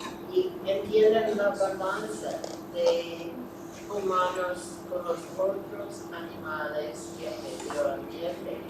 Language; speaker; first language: Spanish; non-native, fluent; English